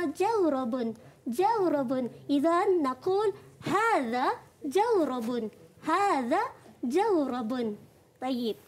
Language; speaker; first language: Arabic; non-native, fluent; Malay